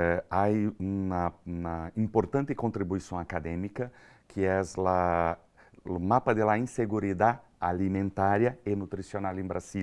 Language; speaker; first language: Spanish; non-native, learner; Portuguese